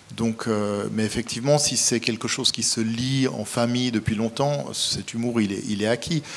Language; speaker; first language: French; native; French